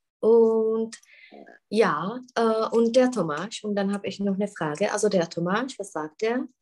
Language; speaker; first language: German; non-native, fluent; Czech